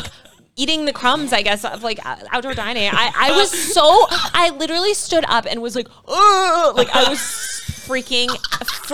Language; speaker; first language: English; native; English